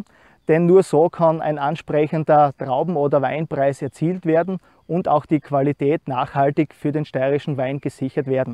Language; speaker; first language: German; native; German